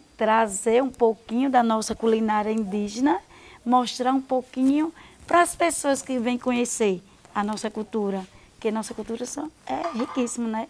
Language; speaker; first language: Portuguese; native; Portuguese